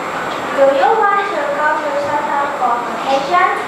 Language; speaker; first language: English; non-native, learner; Chinese